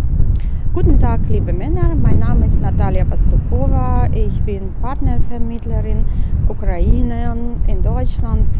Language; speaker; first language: German; non-native, fluent; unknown